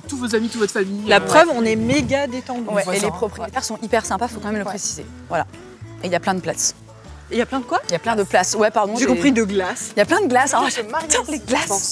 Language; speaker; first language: French; native; French